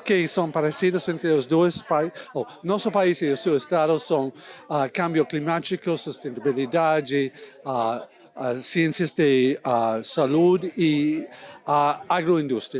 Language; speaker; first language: Portuguese; non-native, learner; English